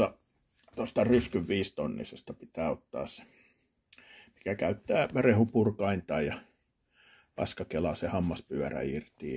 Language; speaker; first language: Finnish; native; Finnish